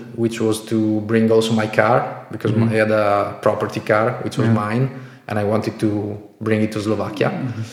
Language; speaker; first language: English; non-native, fluent; Italian